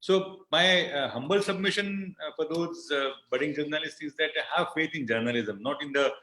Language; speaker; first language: English; non-native, local second language; Marathi